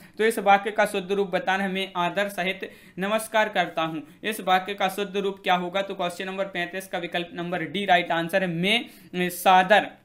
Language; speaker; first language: Hindi; native; Hindi